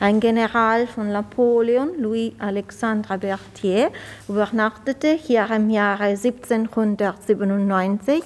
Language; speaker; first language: German; non-native, fluent; Italian